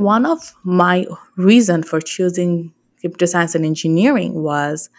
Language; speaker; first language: English; non-native, local second language; Bangla